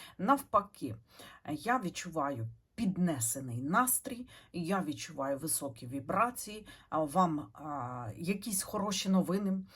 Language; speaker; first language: Ukrainian; non-native, local second language; Russian